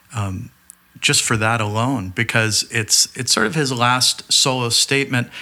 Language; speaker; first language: English; native; English